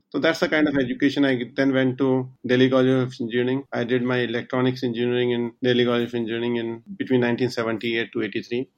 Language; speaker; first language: English; non-native, local second language; Hindi